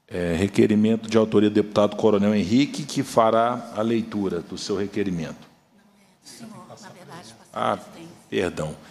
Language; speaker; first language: Portuguese; native; Portuguese